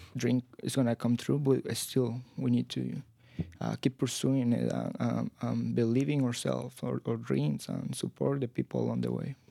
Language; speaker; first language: English; non-native, fluent; Spanish